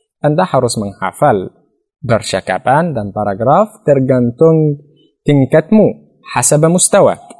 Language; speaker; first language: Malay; non-native, fluent; Arabic